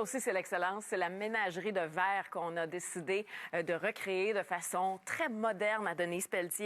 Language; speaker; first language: French; native; French